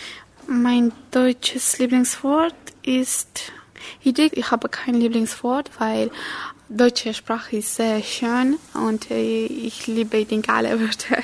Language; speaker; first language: German; non-native, learner; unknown